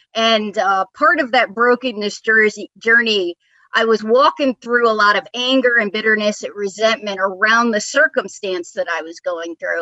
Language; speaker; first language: English; native; English